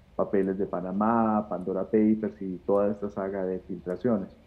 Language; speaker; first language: Spanish; native; Spanish